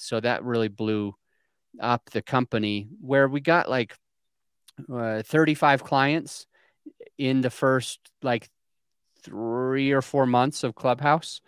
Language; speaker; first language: English; native; English